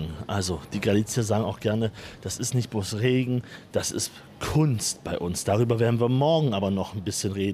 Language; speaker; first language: German; native; German